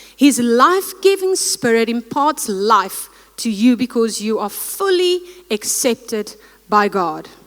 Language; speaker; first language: English; non-native, local second language; Afrikaans